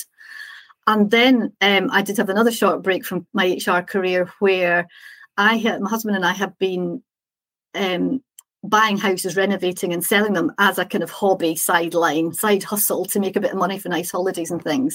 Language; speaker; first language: English; native; English